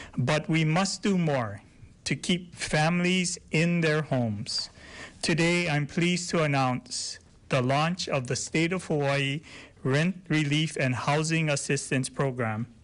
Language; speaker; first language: English; native; English